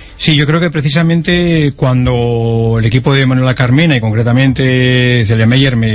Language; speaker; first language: Spanish; native; Spanish